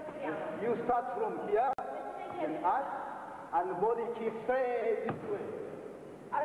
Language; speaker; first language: English; non-native, learner; Japanese